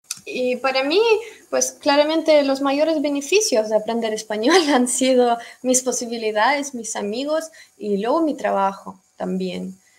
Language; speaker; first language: Spanish; non-native, fluent; Russian